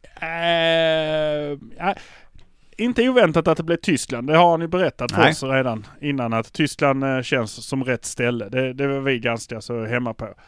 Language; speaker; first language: Swedish; native; Swedish